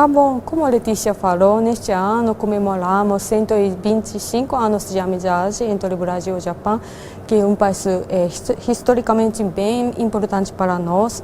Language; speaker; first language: Portuguese; non-native, fluent; Japanese